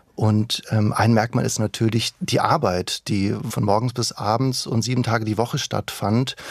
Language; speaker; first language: German; early bilingual, other home language; Bosnian